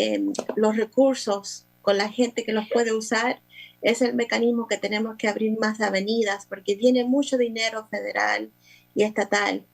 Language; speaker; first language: Spanish; early bilingual, other home language; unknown